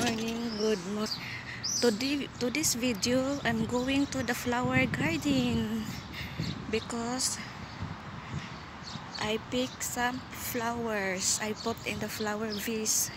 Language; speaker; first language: English; non-native, learner; Filipino